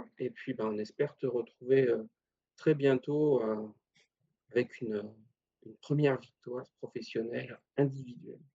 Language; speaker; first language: French; native; French